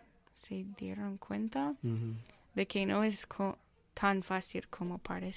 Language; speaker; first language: Spanish; non-native, fluent; English